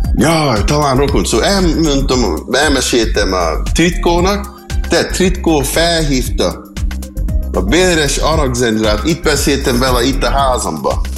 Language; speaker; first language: Hungarian; early bilingual, heritage; Hungarian